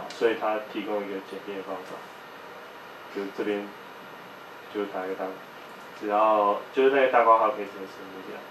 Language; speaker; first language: Chinese; native; Chinese